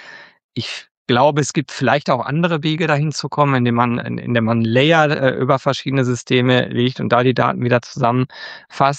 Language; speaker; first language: German; native; German